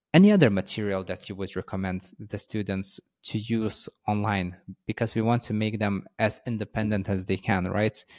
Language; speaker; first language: English; non-native, fluent; Lithuanian